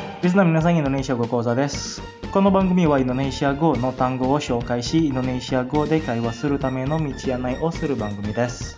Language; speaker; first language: Japanese; non-native, fluent; Indonesian